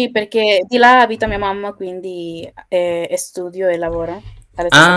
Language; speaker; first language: Italian; non-native, learner; Spanish